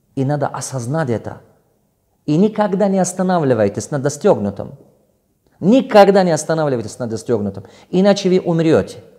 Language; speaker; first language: Russian; non-native, local second language; Tajik